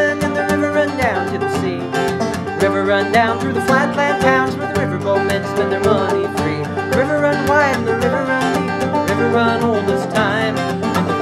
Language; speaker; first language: English; native; English